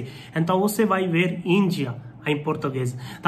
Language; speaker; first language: Portuguese; non-native, learner; Hindi